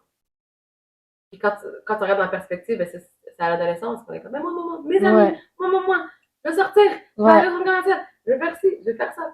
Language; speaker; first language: French; native; French